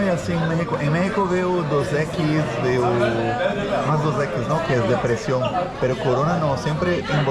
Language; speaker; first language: Spanish; non-native, fluent; Portuguese